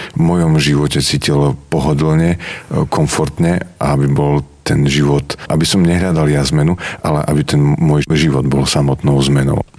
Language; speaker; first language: Slovak; non-native, local second language; Rusyn